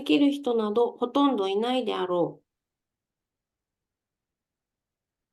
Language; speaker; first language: Japanese; native; Japanese